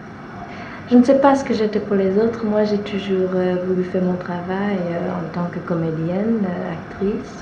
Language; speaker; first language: French; non-native, fluent; English